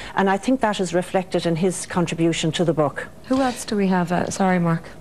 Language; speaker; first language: English; native; English